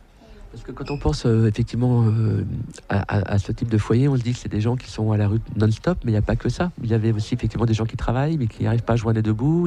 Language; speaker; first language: French; native; French